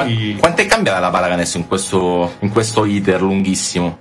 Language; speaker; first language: Italian; native; Italian